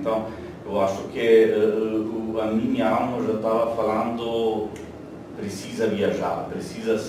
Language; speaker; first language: Portuguese; non-native, fluent; Slovenian